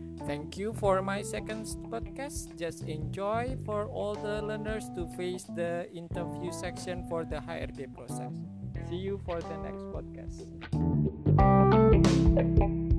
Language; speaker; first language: English; non-native, learner; Indonesian